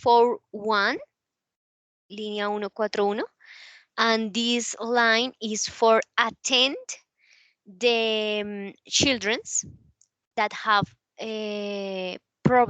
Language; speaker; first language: English; non-native, learner; Spanish